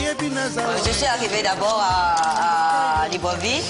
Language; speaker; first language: French; non-native, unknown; Chinese